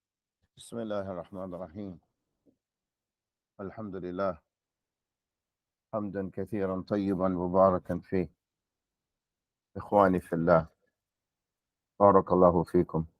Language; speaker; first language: Arabic; non-native, fluent; English